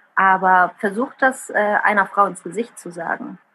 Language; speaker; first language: German; early bilingual, other home language; Italian